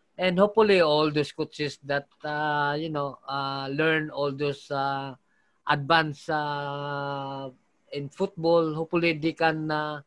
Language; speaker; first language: English; non-native, local second language; Filipino